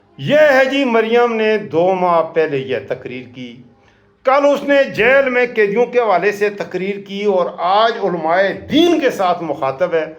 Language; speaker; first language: Urdu; non-native, local second language; Pashto